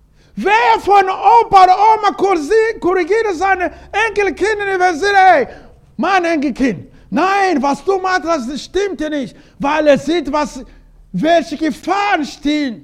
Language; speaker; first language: German; non-native, learner; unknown